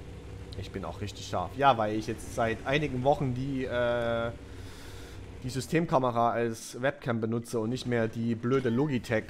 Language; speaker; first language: German; native; German